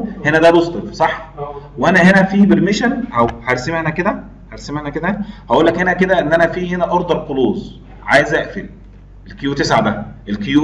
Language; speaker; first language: Arabic; native; Arabic